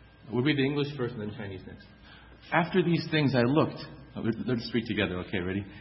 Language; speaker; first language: English; native; English